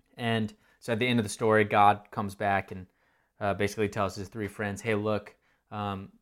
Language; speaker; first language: English; native; English